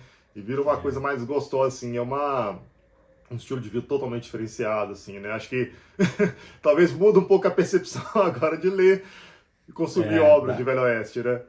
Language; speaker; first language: Portuguese; native; Portuguese